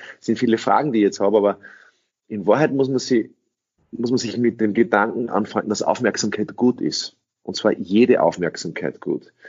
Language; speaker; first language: German; early bilingual, other home language; English